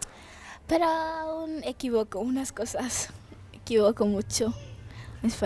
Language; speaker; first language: Spanish; early bilingual, other home language; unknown